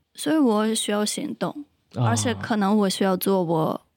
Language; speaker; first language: Chinese; non-native, fluent; Russian